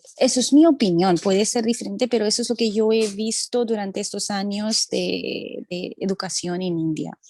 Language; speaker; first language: Spanish; non-native, fluent; Hindi